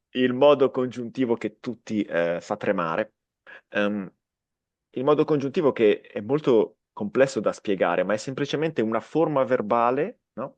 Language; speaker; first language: Italian; native; Italian